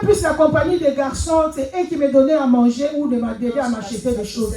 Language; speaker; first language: French; non-native, local second language; Lingala